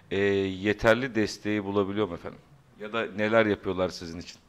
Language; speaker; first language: Turkish; native; Turkish